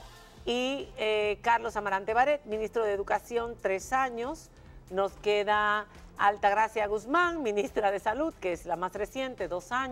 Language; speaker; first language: Spanish; native; Spanish